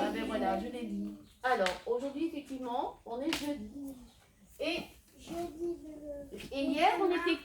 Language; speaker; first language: French; native; French